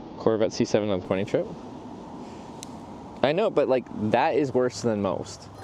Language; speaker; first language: English; native; English